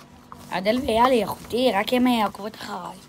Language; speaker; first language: Hebrew; native; Hebrew